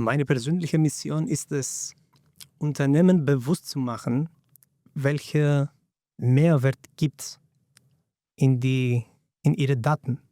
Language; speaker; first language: German; non-native, fluent; Greek